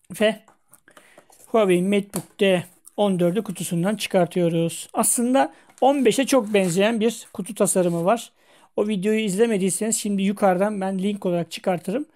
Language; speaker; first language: Turkish; native; Turkish